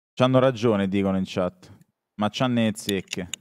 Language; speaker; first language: Italian; native; Italian